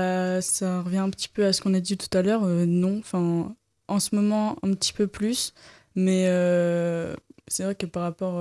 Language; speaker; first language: French; native; French